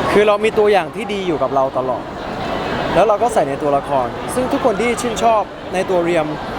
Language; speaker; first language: Thai; early bilingual, heritage; Thai